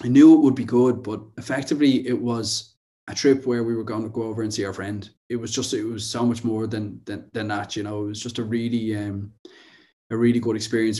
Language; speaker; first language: English; native; English